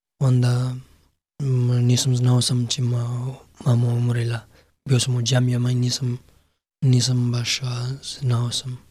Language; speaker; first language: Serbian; non-native, learner; Pashto